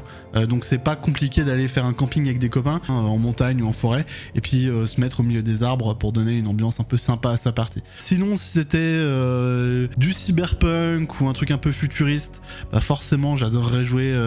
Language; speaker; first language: French; native; French